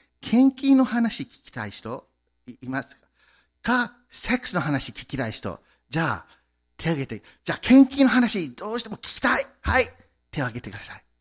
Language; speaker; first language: Japanese; non-native, fluent; English